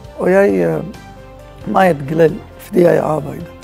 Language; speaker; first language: Danish; non-native, learner; Arabic